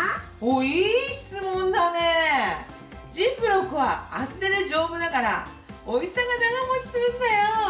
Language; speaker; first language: Japanese; native; Japanese